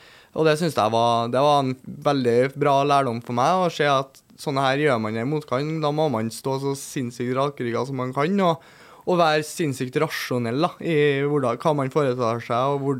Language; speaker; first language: Norwegian; native; Norwegian